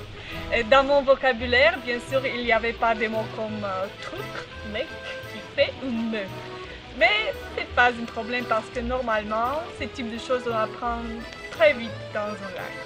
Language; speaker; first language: French; non-native, fluent; Russian